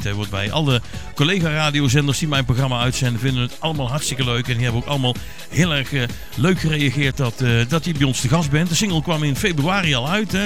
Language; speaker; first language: Dutch; native; Dutch